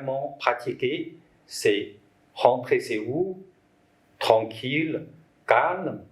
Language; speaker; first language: French; non-native, learner; Chinese